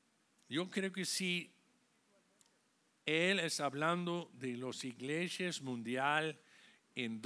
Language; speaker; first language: Spanish; non-native, fluent; English